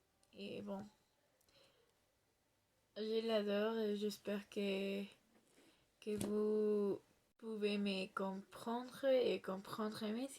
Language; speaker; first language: French; non-native, learner; Spanish